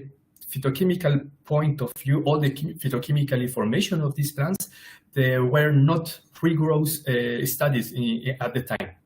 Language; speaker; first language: English; non-native, fluent; Spanish